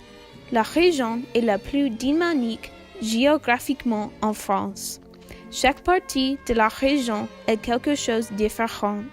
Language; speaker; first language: French; non-native, learner; English